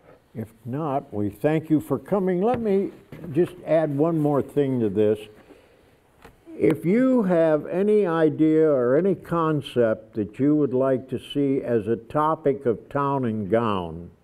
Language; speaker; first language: English; native; English